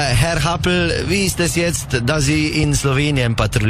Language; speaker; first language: German; non-native, learner; Slovenian